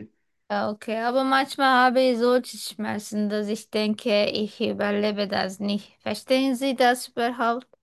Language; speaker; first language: German; non-native, fluent; Turkish